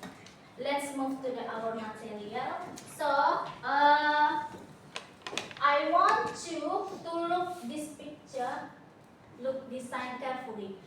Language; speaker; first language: English; non-native, learner; Indonesian